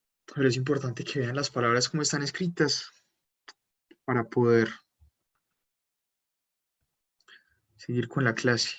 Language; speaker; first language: Spanish; native; Spanish